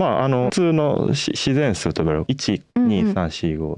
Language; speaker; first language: Japanese; native; Japanese